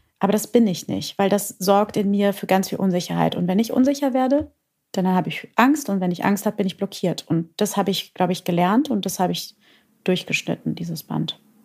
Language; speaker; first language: German; early bilingual, other home language; Portuguese